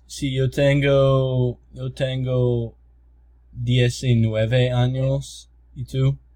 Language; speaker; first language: Spanish; non-native, learner; English